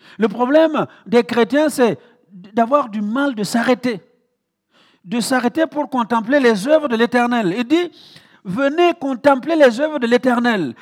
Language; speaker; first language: French; non-native, local second language; Mossi